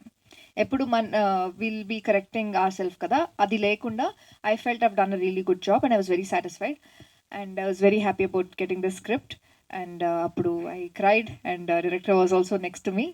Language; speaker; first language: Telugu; non-native, fluent; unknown